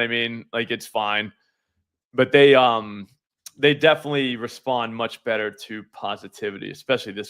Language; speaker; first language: English; native; English